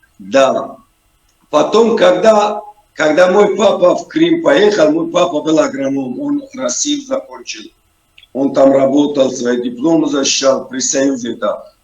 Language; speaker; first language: Russian; non-native, local second language; Tajik